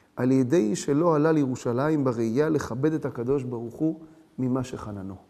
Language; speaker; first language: Hebrew; early bilingual, other home language; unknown